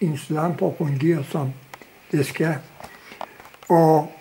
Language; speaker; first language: Danish; non-native, local second language; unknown